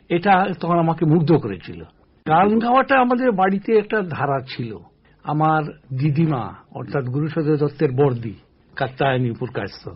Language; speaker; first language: Bangla; native; Bangla